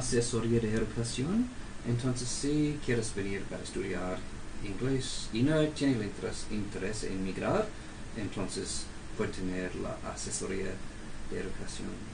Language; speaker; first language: Spanish; non-native, fluent; English